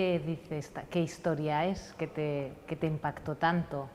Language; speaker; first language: Spanish; non-native, local second language; Catalan